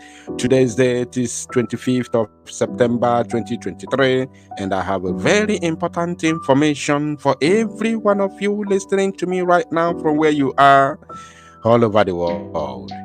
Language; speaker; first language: English; non-native, local second language; Igbo